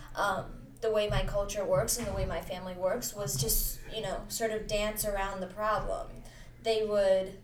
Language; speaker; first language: English; early bilingual, other home language; Hindi